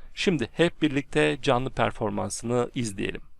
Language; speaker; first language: Turkish; native; Turkish